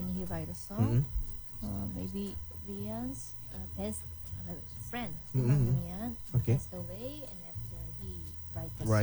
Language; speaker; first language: English; non-native, learner; Korean